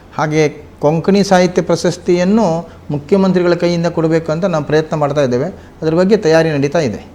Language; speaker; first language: Kannada; non-native, local second language; Konkani